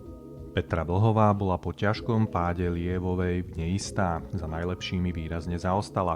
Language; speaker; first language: Slovak; native; Slovak